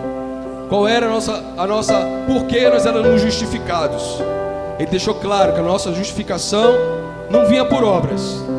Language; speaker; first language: Portuguese; native; Portuguese